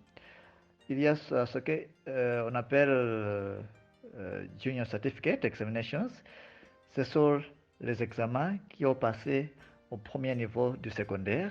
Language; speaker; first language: French; non-native, fluent; Nyanja